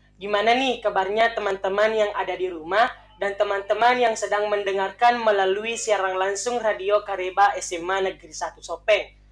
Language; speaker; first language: Indonesian; native; Indonesian